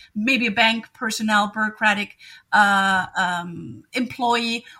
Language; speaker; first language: English; non-native, fluent; German